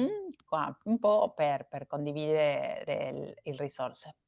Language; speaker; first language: Italian; non-native, learner; Spanish